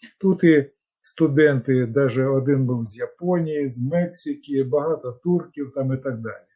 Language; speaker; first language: Ukrainian; non-native, local second language; Russian